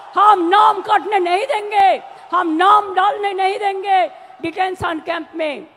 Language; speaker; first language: Hindi; non-native, local second language; Bangla